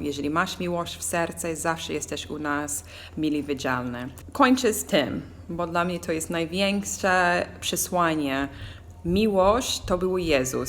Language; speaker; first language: Polish; non-native, learner; English